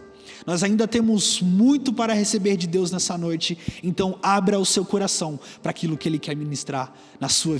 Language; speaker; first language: Portuguese; native; Portuguese